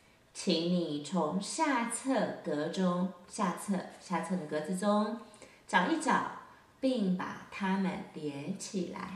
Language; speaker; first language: Chinese; native; Chinese